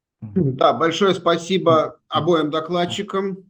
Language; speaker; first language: Russian; native; Russian